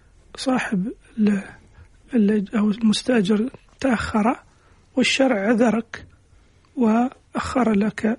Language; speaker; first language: Arabic; native; Arabic